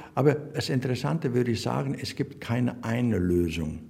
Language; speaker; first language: German; non-native, fluent; Dutch